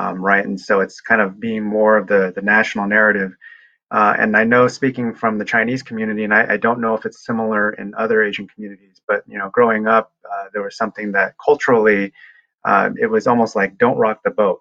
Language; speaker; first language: English; early bilingual, other home language; Chinese